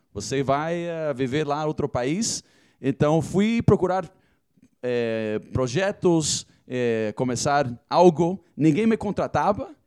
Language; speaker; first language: Portuguese; non-native, fluent; English